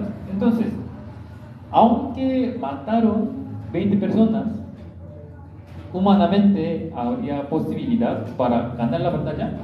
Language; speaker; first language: Spanish; non-native, learner; Korean